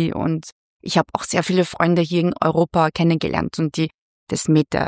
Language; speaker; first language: German; non-native, fluent; Chinese